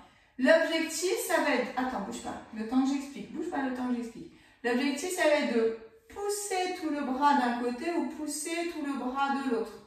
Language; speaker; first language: French; native; French